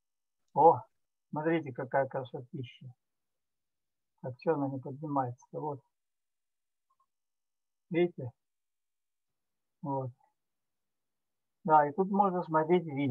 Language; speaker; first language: Russian; native; Russian